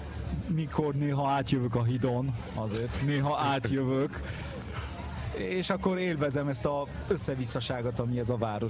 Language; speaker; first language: Hungarian; early bilingual, heritage; French